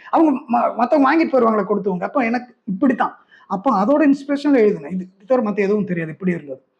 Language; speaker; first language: Tamil; non-native, local second language; Malayalam